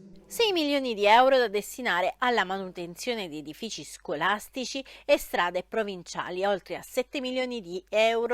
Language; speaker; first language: Italian; native; Italian